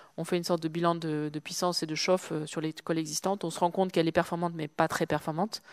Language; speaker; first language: French; native; French